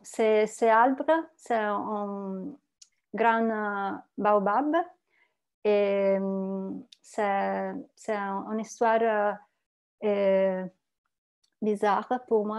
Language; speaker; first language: French; non-native, learner; Italian